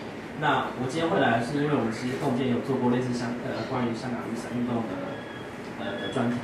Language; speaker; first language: Chinese; native; Chinese